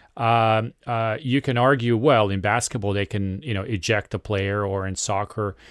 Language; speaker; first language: English; non-native, fluent; Serbian